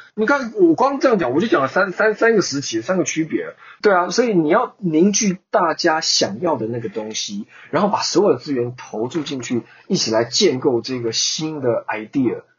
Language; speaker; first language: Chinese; native; Chinese